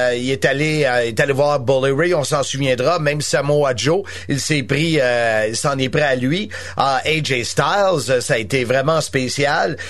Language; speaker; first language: French; native; French